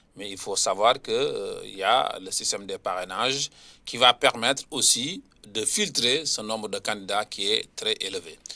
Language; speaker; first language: French; non-native, local second language; Wolof